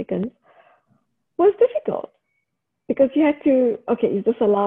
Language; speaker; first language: English; native; English